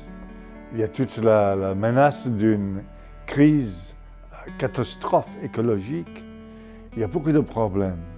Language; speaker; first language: French; non-native, fluent; English